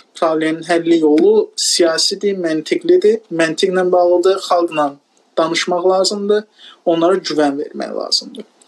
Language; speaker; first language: Azerbaijani; non-native, local second language; Talysh